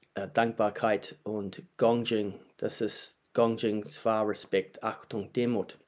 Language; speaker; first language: German; non-native, learner; English